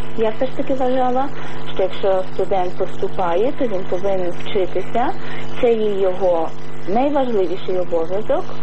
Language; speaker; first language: Ukrainian; native; Ukrainian